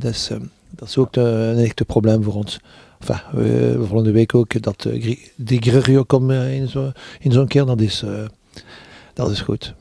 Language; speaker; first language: Dutch; non-native, local second language; French